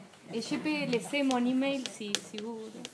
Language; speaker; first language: French; non-native, fluent; Spanish